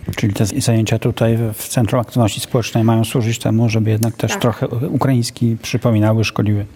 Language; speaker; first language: Polish; native; Polish